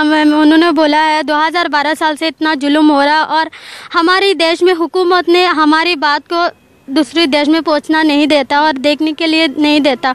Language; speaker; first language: Hindi; non-native, learner; Rohingya